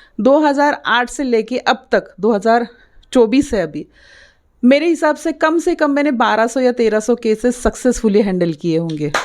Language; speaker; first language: Hindi; non-native, local second language; Marathi